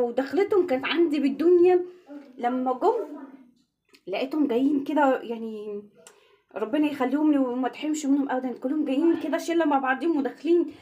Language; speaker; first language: Arabic; native; Arabic